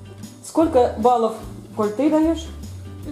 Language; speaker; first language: Russian; native; Russian